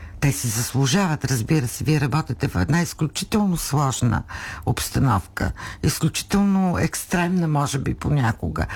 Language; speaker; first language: Bulgarian; native; Bulgarian